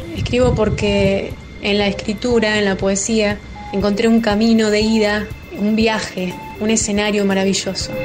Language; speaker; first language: Spanish; native; Spanish